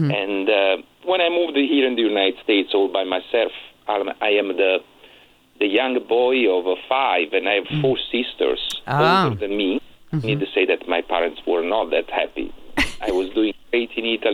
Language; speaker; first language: English; non-native, fluent; Italian